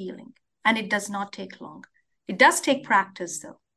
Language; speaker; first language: English; non-native, local second language; Telugu